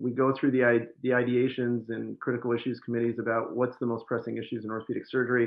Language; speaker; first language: English; native; English